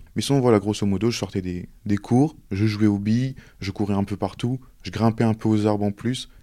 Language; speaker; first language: French; native; French